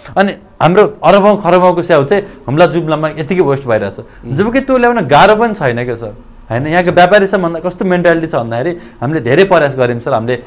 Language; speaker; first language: Nepali; native; Nepali